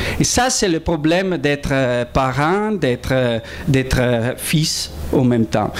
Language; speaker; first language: French; non-native, fluent; Italian